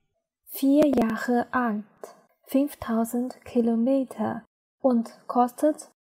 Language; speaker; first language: German; non-native, learner; Chinese